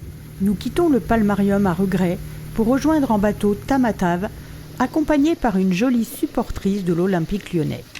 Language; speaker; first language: French; native; French